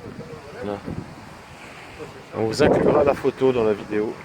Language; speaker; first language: French; native; French